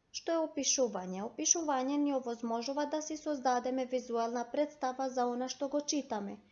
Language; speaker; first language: Macedonian; non-native, local second language; Albanian